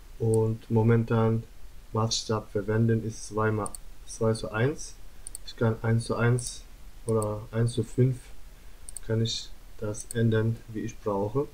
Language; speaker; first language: German; non-native, learner; Turkish